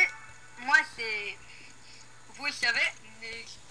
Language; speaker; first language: French; native; French